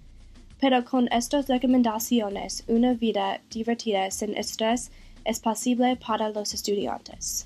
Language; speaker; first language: Spanish; non-native, learner; English